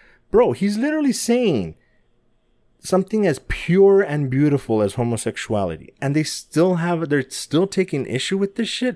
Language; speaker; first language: English; native; English